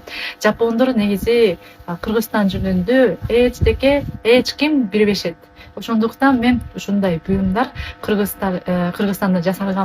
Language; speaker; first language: Kyrgyz; non-native, learner; Japanese